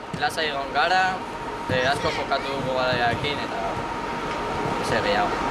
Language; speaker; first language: Basque; non-native, local second language; Spanish